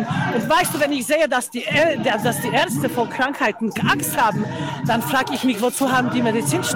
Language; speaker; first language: German; non-native, fluent; Polish